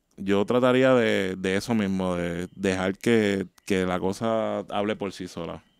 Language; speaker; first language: Spanish; native; Spanish